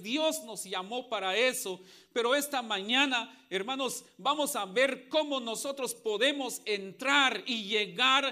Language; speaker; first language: Spanish; native; Spanish